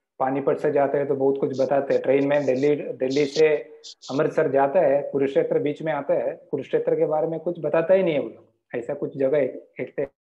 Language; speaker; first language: Hindi; non-native, local second language; Marathi